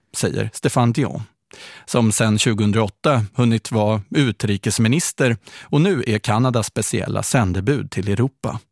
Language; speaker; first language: Swedish; native; Swedish